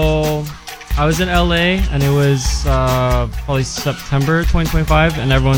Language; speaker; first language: English; native; English